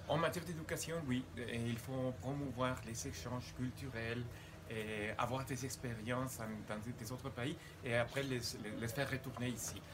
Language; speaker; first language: French; non-native, fluent; Spanish